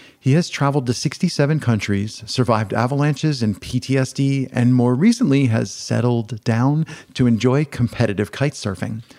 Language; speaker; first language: English; native; English